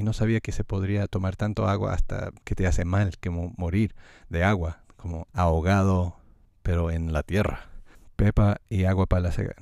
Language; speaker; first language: Spanish; non-native, fluent; English